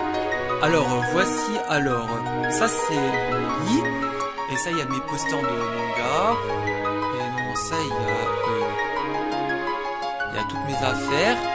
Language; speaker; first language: French; native; French